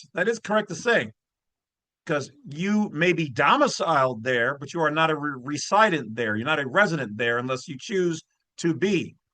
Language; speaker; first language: English; native; English